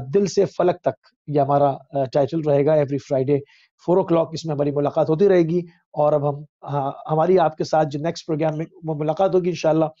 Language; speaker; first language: Urdu; native; Urdu